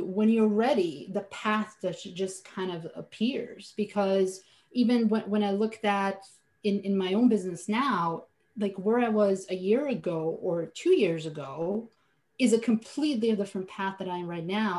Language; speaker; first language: English; non-native, fluent; Slovenian